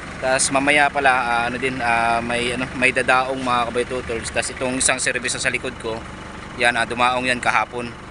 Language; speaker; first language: Filipino; non-native, local second language; Cebuano